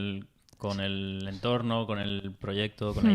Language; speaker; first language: Spanish; native; Spanish